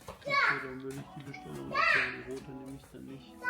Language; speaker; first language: German; native; German